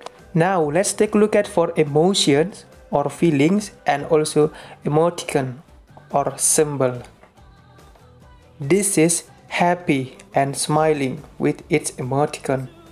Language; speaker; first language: English; non-native, fluent; Indonesian